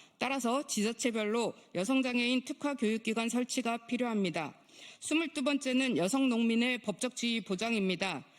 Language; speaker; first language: Korean; native; Korean